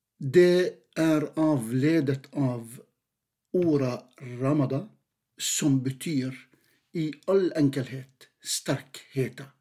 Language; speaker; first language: Norwegian; non-native, fluent; Arabic